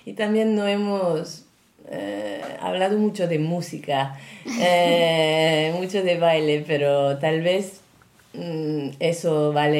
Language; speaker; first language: Spanish; non-native, learner; French